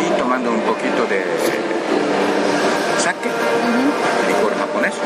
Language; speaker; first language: Spanish; non-native, fluent; Japanese